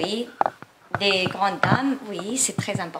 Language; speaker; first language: French; non-native, learner; Chinese